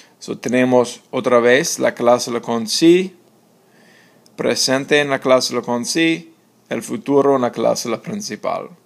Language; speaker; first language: Spanish; non-native, fluent; English